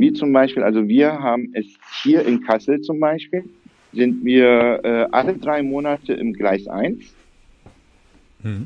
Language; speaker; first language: German; early bilingual, other home language; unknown